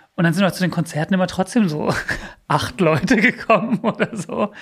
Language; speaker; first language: German; early bilingual, other home language; English